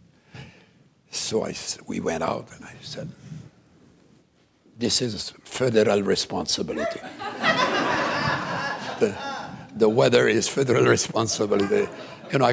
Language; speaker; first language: English; non-native, fluent; French